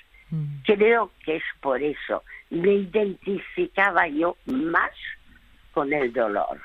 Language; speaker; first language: Spanish; early bilingual, other home language; French